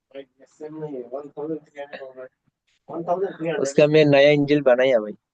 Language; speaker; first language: Hindi; non-native, local second language; Bangla